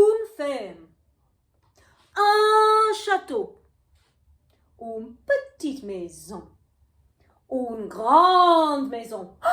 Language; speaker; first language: French; non-native, fluent; English